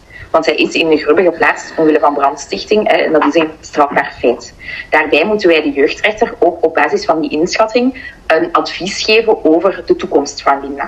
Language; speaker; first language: Dutch; native; Dutch